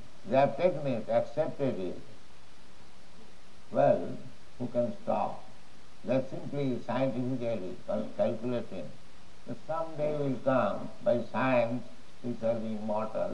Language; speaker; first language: English; non-native, local second language; Bangla